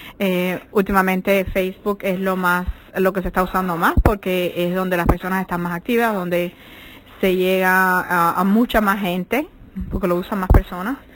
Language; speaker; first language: Spanish; native; Spanish